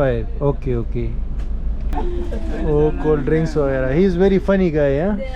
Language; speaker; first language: English; non-native, learner; Urdu